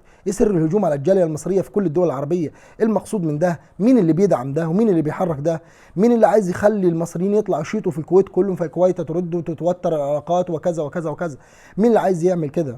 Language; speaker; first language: Arabic; native; Arabic